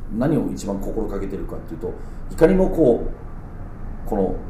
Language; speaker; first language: Japanese; non-native, fluent; Danish